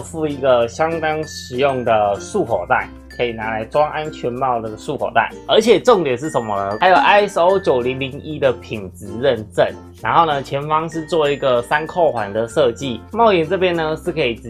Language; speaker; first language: Chinese; native; Chinese